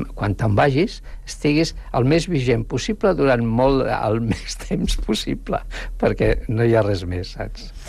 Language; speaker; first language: Catalan; non-native, local second language; Spanish